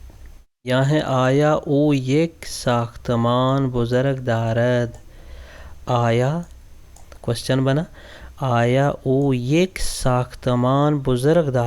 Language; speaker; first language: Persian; non-native, fluent; Urdu